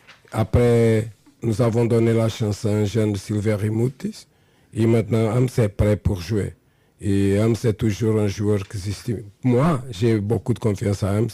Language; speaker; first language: French; non-native, fluent; Portuguese